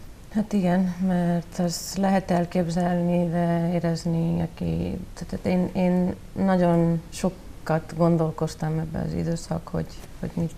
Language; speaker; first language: Hungarian; non-native, learner; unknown